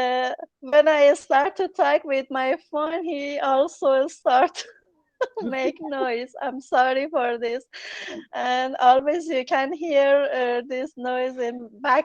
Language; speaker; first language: English; non-native, learner; Persian